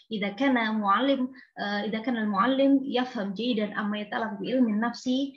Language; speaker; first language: Arabic; non-native, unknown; Indonesian